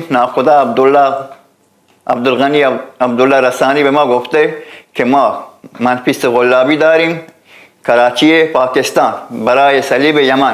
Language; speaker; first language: Persian; non-native, local second language; Baluchi